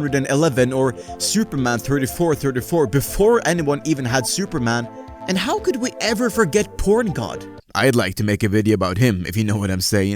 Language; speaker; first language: English; native; English